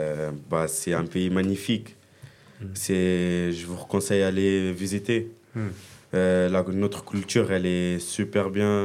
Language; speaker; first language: French; early bilingual, other home language; Kabuverdianu